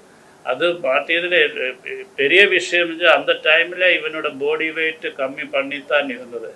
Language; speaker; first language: Tamil; non-native, learner; Malayalam